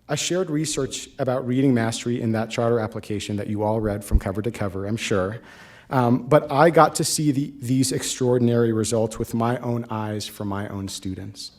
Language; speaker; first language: English; native; English